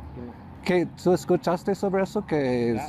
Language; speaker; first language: Spanish; non-native, learner; English